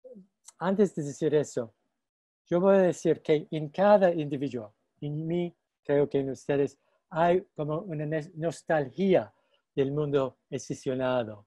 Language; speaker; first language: Spanish; non-native, fluent; English